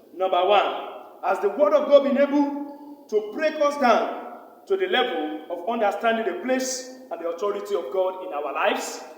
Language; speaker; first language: English; non-native, local second language; Yoruba